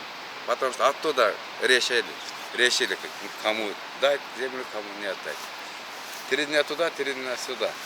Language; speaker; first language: Russian; non-native, local second language; Kyrgyz